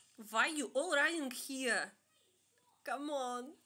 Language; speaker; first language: English; non-native, learner; Russian